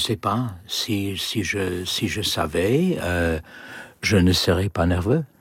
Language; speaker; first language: French; non-native, learner; English